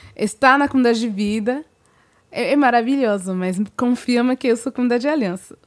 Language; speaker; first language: Portuguese; non-native, fluent; French